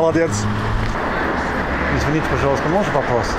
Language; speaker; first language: Russian; non-native, learner; English